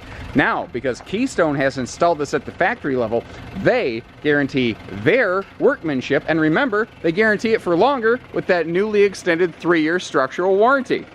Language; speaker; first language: English; native; English